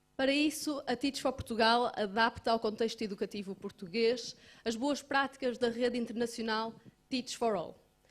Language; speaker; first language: Portuguese; native; Portuguese